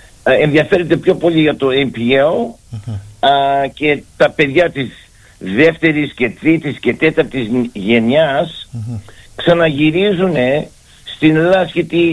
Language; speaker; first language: Greek; early bilingual, heritage; Greek